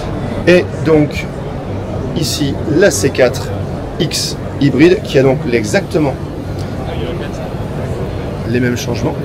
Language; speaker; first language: French; native; French